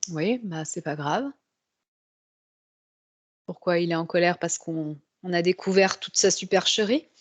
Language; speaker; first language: French; native; French